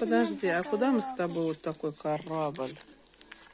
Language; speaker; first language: Russian; native; Russian